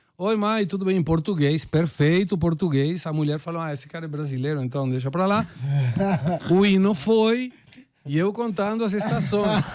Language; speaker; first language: Portuguese; non-native, fluent; Spanish